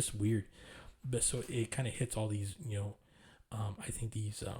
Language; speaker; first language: English; native; English